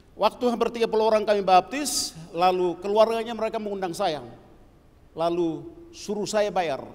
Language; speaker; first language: Indonesian; non-native, local second language; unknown